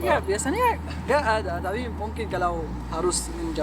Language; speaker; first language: Indonesian; non-native, fluent; Arabic